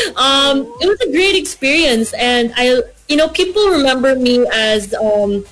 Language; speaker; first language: English; non-native, local second language; Korean